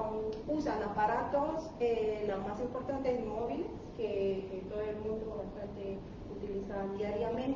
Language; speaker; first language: Spanish; non-native, learner; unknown